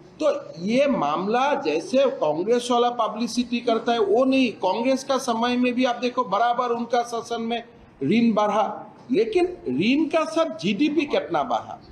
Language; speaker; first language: Hindi; non-native, local second language; Assamese